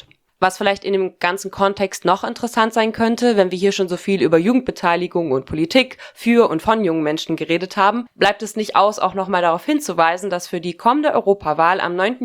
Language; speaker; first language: German; native; German